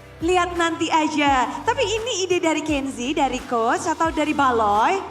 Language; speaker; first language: Indonesian; native; Indonesian